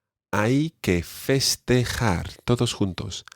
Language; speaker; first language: Spanish; non-native, fluent; English